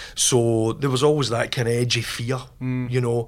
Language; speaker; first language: English; native; English